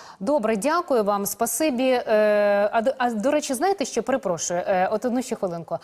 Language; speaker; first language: Ukrainian; native; Ukrainian